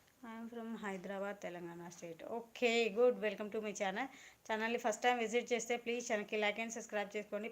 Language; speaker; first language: Telugu; non-native, local second language; Kannada